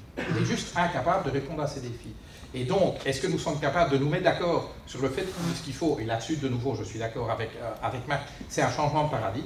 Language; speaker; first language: French; native; French